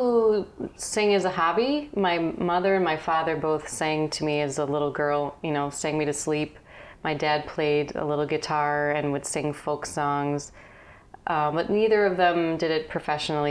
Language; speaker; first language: English; native; English